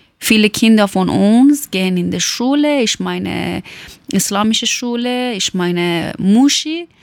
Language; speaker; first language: German; non-native, learner; Persian